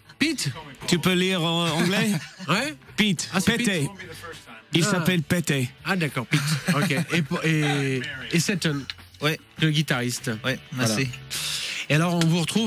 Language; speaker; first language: French; native; French